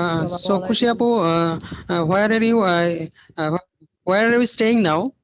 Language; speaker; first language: English; non-native, learner; Bangla